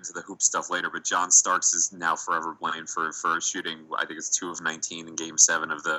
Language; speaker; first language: English; native; English